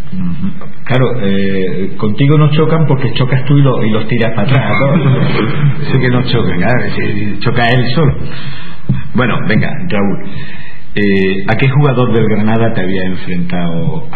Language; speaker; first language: Spanish; native; Spanish